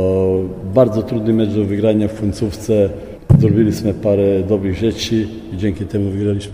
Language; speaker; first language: Polish; non-native, fluent; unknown